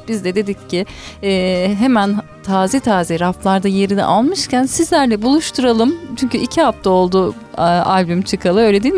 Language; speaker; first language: Turkish; native; Turkish